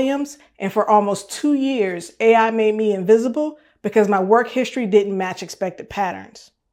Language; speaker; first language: English; native; English